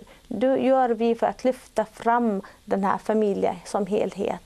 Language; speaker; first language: Swedish; non-native, fluent; Arabic